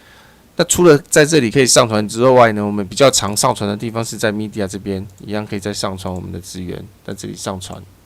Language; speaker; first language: Chinese; native; Chinese